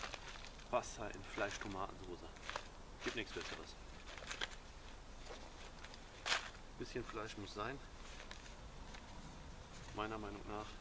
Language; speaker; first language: German; native; German